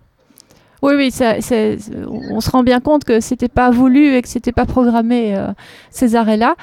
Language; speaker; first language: French; native; French